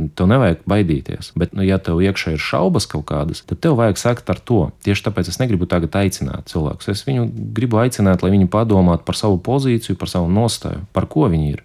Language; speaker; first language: Latvian; non-native, local second language; Russian